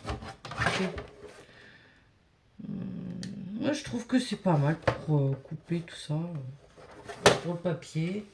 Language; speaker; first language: French; native; French